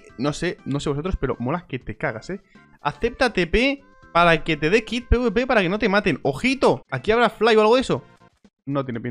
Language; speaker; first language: Spanish; native; Spanish